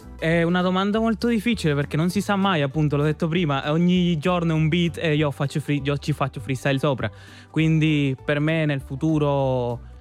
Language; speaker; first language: Italian; non-native, fluent; Spanish